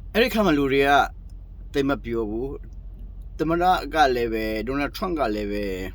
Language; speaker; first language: Burmese; native; Burmese